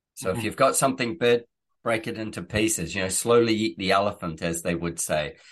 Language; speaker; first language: English; native; English